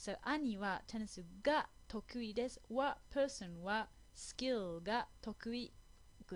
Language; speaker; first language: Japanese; non-native, fluent; English